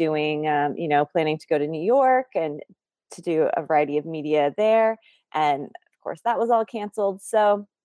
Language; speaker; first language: English; native; English